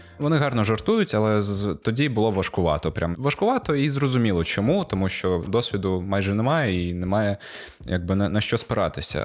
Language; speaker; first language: Ukrainian; native; Ukrainian